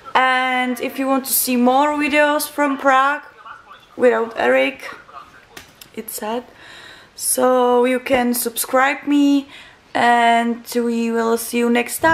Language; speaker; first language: English; non-native, learner; Czech